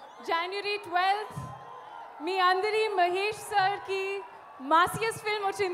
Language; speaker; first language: Telugu; non-native, learner; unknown